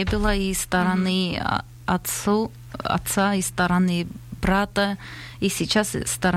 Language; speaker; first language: French; non-native, learner; Armenian